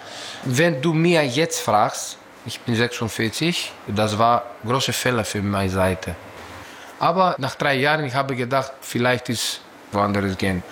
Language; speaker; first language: German; non-native, learner; Greek